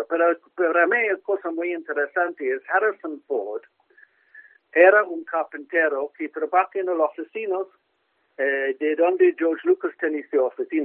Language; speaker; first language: Spanish; non-native, learner; English